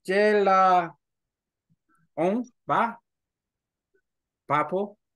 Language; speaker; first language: Vietnamese; non-native, learner; Korean